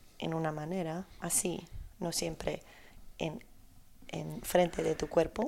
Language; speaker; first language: Spanish; non-native, learner; Polish